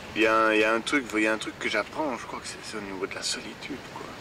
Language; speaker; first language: French; native; French